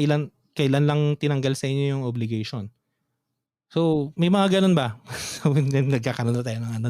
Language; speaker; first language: Filipino; native; Filipino